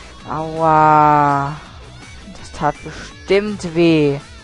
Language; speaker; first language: German; native; German